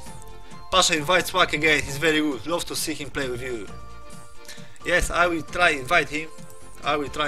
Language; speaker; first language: English; non-native, learner; Polish